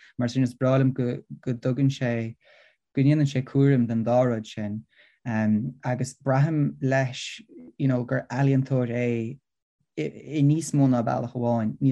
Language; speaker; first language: Irish; non-native, local second language; English